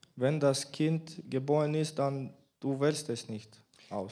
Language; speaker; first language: German; non-native, learner; Bulgarian